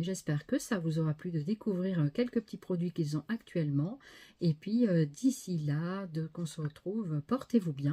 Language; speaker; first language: French; native; French